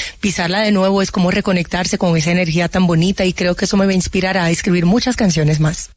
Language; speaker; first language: Spanish; early bilingual, other home language; Haitian Creole